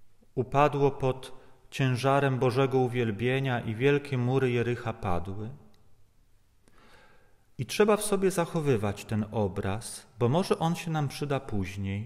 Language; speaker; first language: Polish; native; Polish